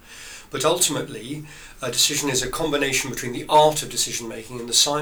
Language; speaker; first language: English; native; English